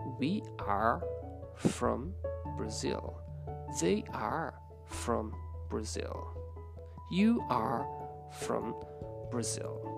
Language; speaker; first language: English; non-native, fluent; Portuguese